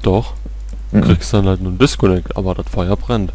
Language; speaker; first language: German; native; German